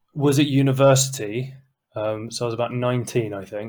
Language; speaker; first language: English; native; English